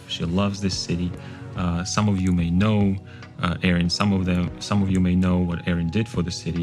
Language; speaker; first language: English; non-native, fluent; Kazakh